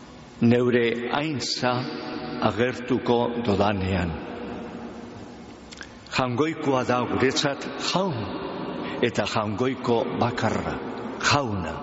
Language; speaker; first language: Basque; native; Basque